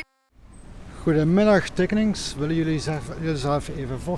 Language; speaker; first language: Dutch; native; Dutch